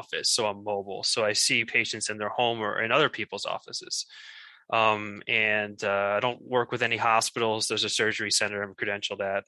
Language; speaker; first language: English; native; English